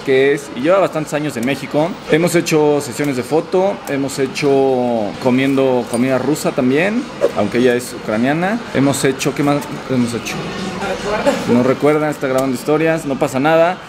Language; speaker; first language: Spanish; native; Spanish